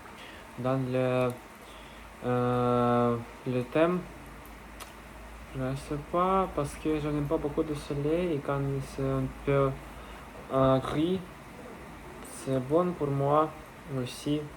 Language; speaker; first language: French; non-native, learner; Russian